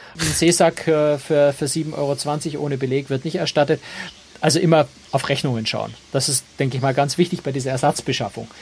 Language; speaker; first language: German; native; German